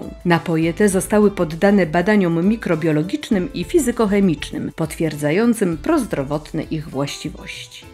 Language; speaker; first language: Polish; native; Polish